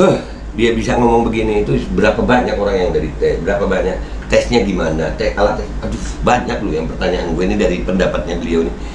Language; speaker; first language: Indonesian; native; Indonesian